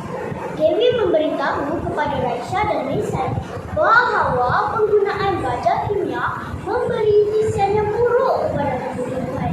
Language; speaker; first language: Malay; native; Malay